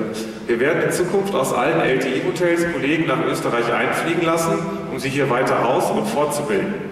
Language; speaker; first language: German; native; German